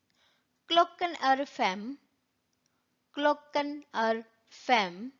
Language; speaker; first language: Swedish; non-native, learner; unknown